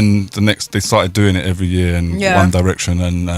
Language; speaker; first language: English; native; English